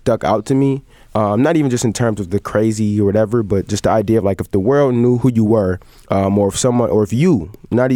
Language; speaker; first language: English; native; English